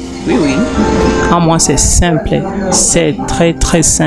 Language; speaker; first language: French; non-native, learner; Rundi